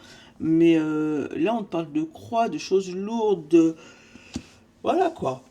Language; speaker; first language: French; native; French